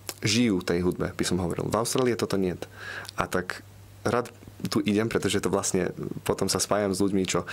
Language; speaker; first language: Slovak; early bilingual, heritage; Slovak